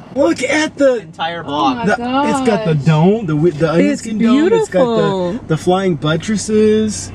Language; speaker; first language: English; native; English